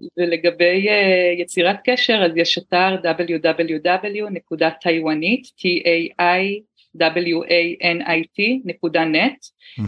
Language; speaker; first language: Hebrew; native; Hebrew